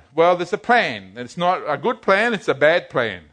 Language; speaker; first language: English; native; English